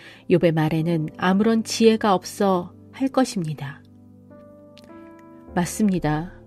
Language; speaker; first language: Korean; native; Korean